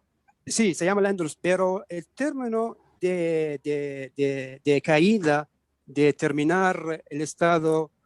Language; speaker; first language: Spanish; non-native, learner; Arabic